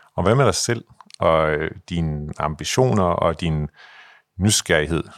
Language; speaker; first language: Danish; native; Danish